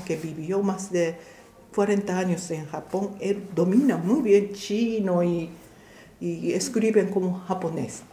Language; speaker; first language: Spanish; non-native, fluent; Japanese